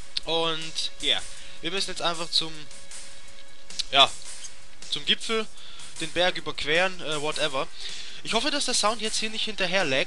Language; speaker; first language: German; native; German